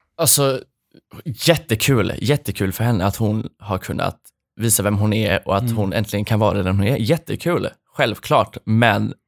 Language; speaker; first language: Swedish; early bilingual, other home language; Polish